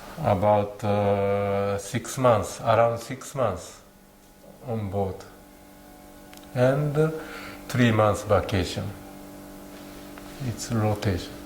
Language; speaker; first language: English; non-native, learner; Japanese